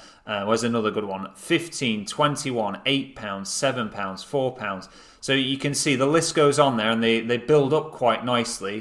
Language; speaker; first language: English; native; English